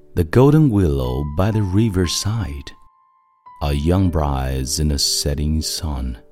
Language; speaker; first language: English; non-native, fluent; Chinese